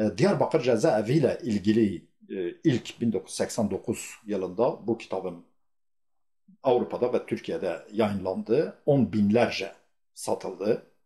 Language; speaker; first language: Turkish; non-native, local second language; Kurdish